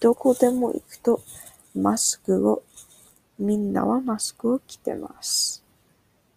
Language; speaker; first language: Japanese; non-native, learner; English